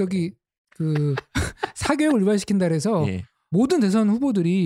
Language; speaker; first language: Korean; native; Korean